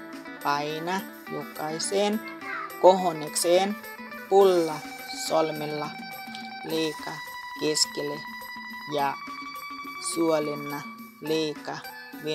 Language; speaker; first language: Finnish; non-native, learner; Northeastern Thai